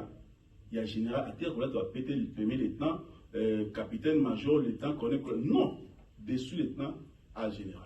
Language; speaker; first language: French; non-native, local second language; Lingala